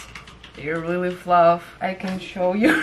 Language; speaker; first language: English; non-native, learner; Russian